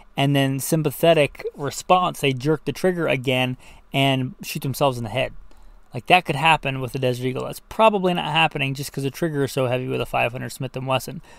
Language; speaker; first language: English; native; English